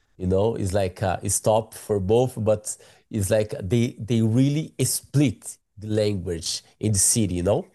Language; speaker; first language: English; non-native, learner; Portuguese